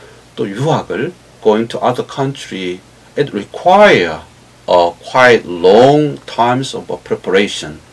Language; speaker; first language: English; non-native, learner; Korean